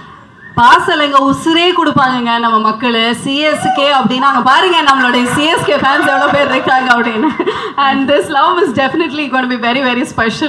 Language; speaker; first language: Tamil; native; Tamil